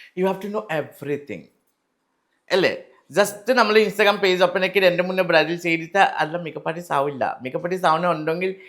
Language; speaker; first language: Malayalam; non-native, learner; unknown